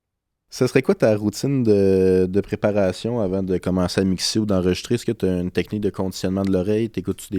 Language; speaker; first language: French; native; French